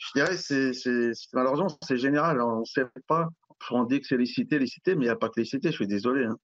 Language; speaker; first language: French; native; French